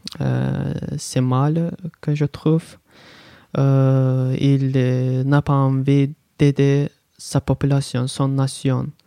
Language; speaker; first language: French; non-native, learner; Azerbaijani